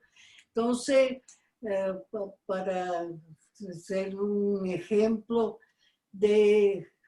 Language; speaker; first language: Spanish; non-native, fluent; Portuguese